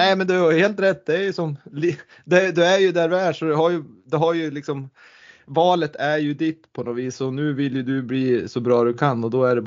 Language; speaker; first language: Swedish; native; Swedish